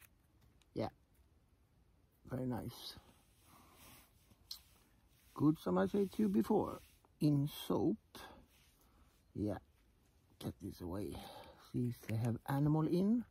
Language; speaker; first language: English; non-native, learner; Swedish